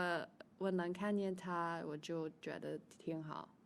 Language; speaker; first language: Chinese; early bilingual, heritage; English